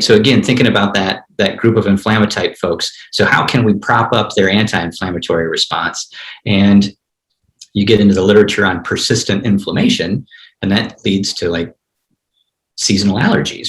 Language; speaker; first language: English; native; English